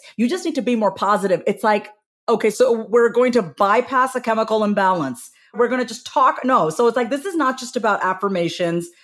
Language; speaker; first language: English; native; English